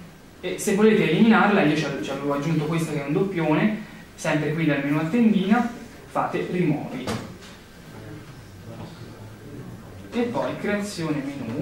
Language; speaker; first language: Italian; native; Italian